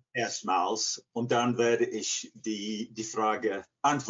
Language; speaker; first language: German; non-native, fluent; English